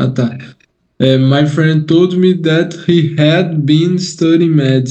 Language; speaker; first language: English; non-native, learner; Portuguese